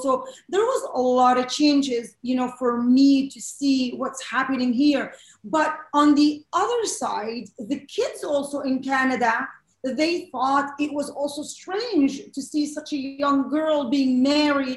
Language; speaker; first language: English; non-native, fluent; Arabic